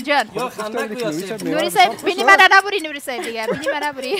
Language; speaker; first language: Persian; native; Persian